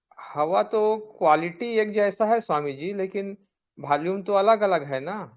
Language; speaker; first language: Hindi; native; Hindi